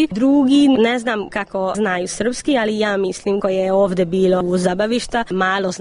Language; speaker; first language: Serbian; non-native, local second language; Hungarian